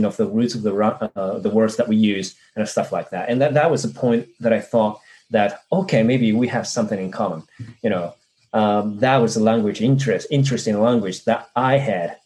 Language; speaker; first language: English; non-native, fluent; Japanese